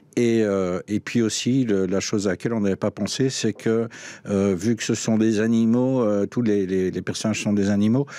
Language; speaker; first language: French; native; French